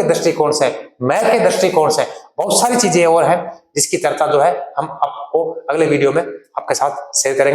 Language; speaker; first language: Hindi; native; Hindi